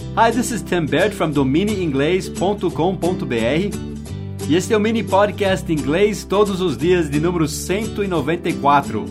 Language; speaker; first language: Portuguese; non-native, fluent; English